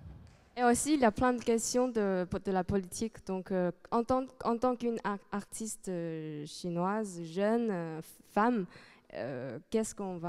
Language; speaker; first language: French; non-native, fluent; Chinese